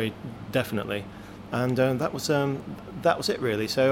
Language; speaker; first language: English; native; English